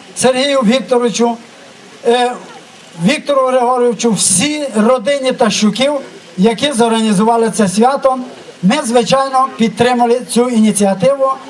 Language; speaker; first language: Ukrainian; native; Ukrainian